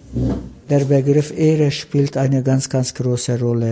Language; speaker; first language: German; non-native, fluent; Turkish